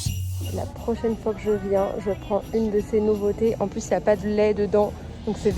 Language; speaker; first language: French; native; French